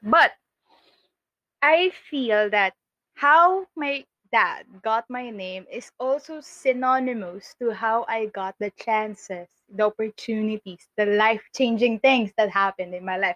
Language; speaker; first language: English; non-native, local second language; Filipino